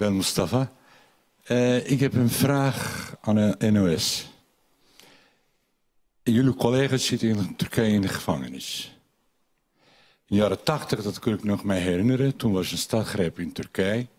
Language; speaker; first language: Dutch; non-native, local second language; Turkish